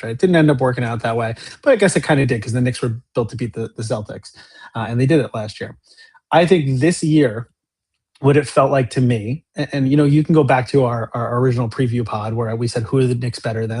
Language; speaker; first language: English; native; English